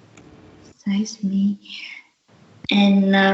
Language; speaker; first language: English; non-native, learner; Vietnamese